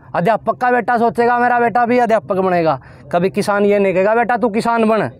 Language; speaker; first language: Hindi; native; Hindi